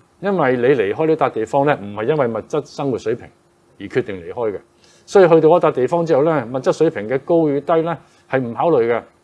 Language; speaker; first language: Chinese; non-native, local second language; Cantonese